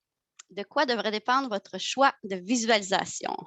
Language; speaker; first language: French; native; French